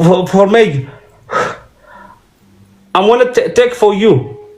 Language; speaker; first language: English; non-native, learner; Oromo